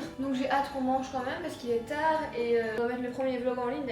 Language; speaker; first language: French; native; French